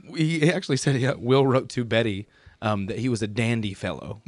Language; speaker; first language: English; early bilingual, other home language; German